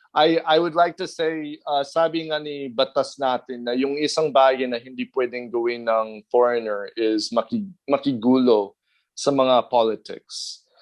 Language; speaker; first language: Filipino; non-native, fluent; English